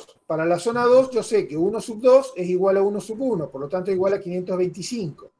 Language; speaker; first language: Spanish; native; Spanish